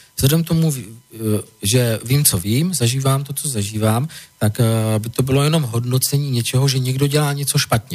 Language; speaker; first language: Czech; native; Czech